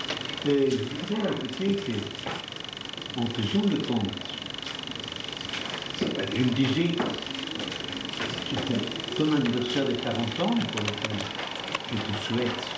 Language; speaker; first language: French; non-native, fluent; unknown